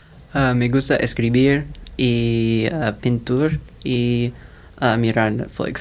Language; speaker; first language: Spanish; non-native, learner; English